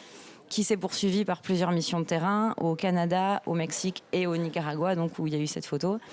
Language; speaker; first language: French; native; French